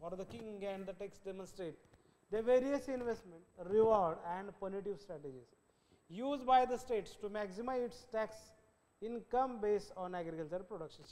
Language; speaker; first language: English; non-native, local second language; Marathi